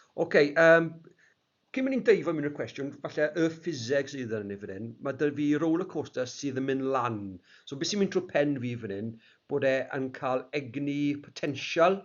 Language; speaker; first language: Welsh; native; Welsh